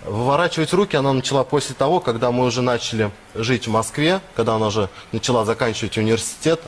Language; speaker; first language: Russian; native; Russian